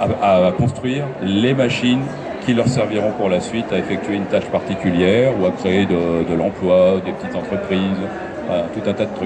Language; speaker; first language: French; native; French